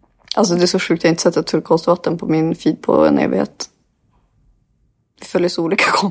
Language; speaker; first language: Swedish; native; Swedish